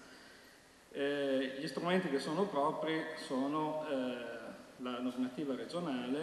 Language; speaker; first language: Italian; native; Italian